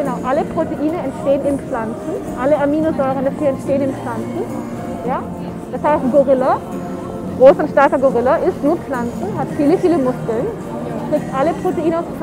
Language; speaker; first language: German; native; German